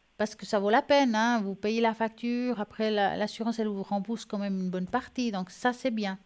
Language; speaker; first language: French; native; French